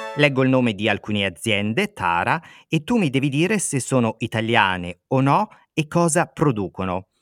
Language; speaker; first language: Italian; native; Italian